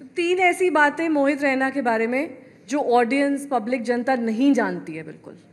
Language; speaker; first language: Hindi; native; Hindi